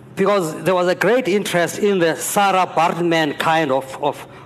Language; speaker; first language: English; non-native, local second language; Xhosa